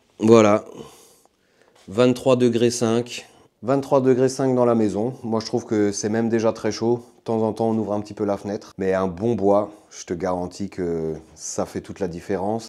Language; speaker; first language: French; native; French